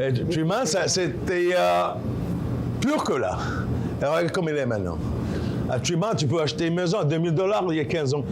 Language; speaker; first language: French; non-native, local second language; Arabic